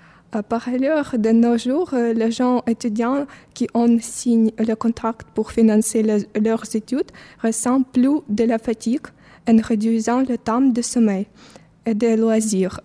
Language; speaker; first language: French; non-native, fluent; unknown